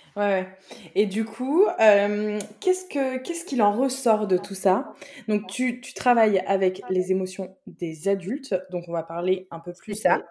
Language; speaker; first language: French; native; French